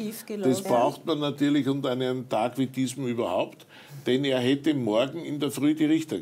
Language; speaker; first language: German; native; German